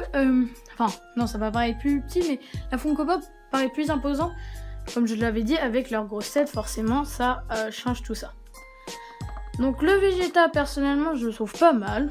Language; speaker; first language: French; native; French